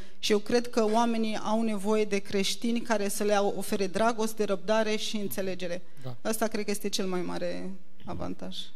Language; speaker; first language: Romanian; native; Romanian